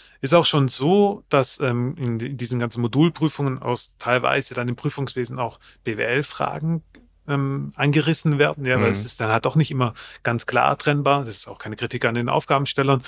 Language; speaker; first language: German; native; German